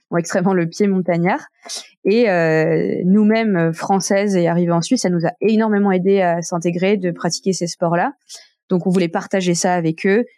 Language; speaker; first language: French; native; French